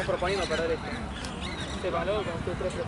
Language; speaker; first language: Spanish; native; Spanish